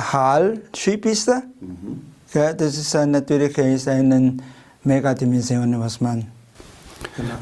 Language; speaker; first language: German; non-native, fluent; Chinese